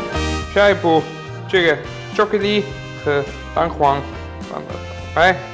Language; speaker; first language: Chinese; non-native, learner; English